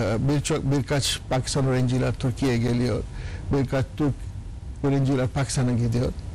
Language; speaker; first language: Turkish; non-native, learner; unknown